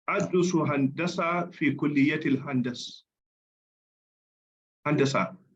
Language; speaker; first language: Arabic; non-native, learner; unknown